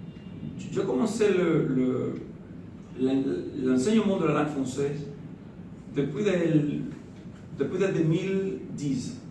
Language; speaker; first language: French; non-native, fluent; Spanish